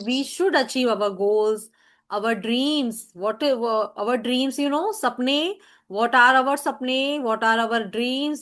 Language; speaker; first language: English; non-native, learner; Hindi